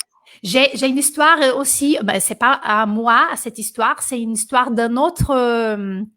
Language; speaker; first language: French; non-native, fluent; Portuguese